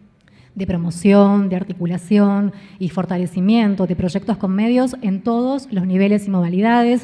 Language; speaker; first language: Spanish; native; Spanish